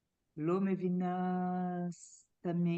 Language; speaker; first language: Hebrew; non-native, learner; French